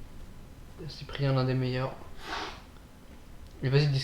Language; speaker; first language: French; native; French